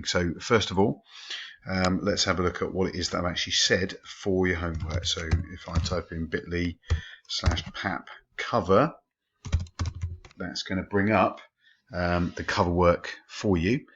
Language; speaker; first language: English; native; English